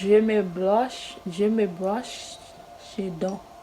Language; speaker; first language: French; non-native, learner; English